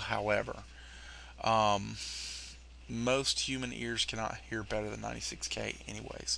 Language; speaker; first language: English; native; English